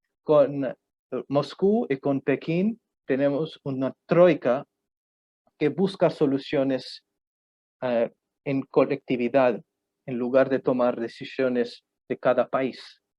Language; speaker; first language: Spanish; non-native, fluent; Punjabi